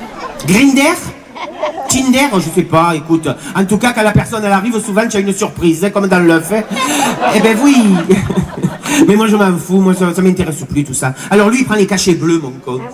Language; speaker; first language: French; native; French